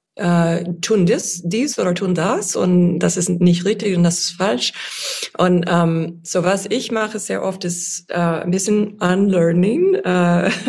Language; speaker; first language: German; non-native, fluent; English